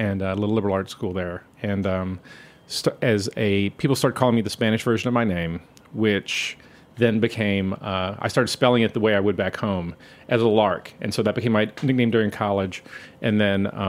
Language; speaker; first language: English; native; English